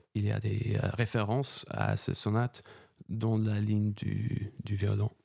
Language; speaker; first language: French; non-native, fluent; English